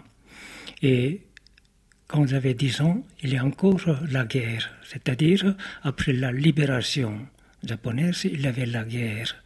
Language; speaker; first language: French; non-native, fluent; Korean